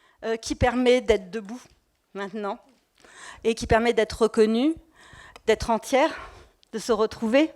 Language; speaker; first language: French; native; French